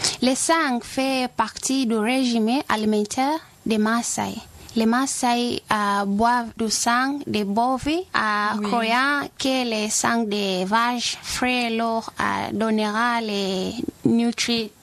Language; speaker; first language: French; non-native, learner; Masai